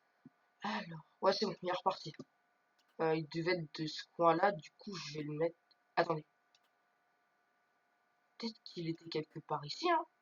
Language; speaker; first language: French; native; French